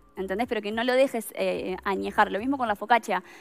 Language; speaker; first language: Spanish; native; Spanish